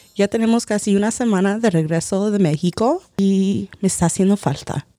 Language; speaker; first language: Spanish; early bilingual, heritage; Spanish